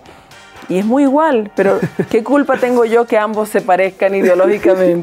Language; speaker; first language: Spanish; native; Spanish